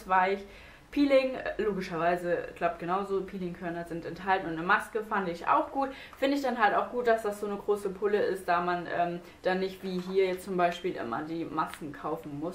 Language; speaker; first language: German; native; German